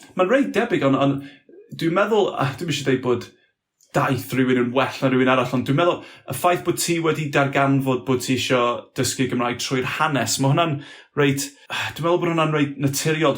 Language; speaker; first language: Welsh; non-native, local second language; English